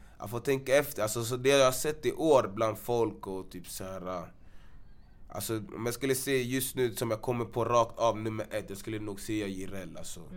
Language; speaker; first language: Swedish; early bilingual, other home language; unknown